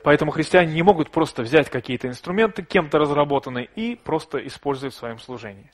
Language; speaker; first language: Russian; native; Russian